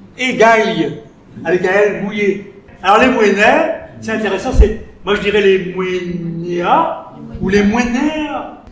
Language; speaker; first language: French; native; French